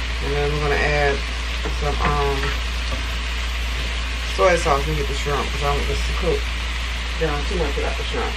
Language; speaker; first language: English; native; English